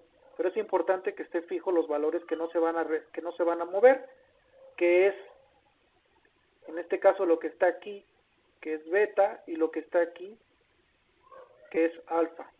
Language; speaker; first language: Spanish; native; Spanish